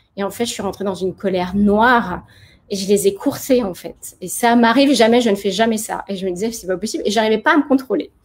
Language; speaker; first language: French; native; French